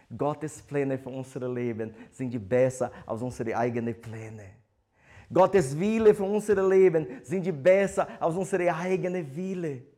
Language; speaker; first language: German; non-native, fluent; Portuguese